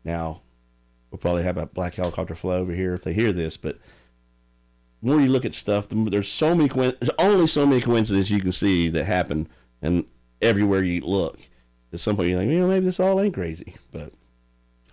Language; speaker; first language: English; native; English